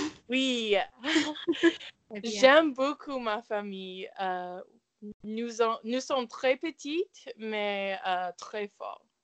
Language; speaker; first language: French; non-native, learner; English